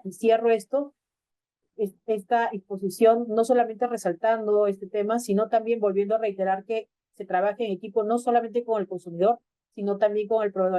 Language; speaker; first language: Spanish; native; Spanish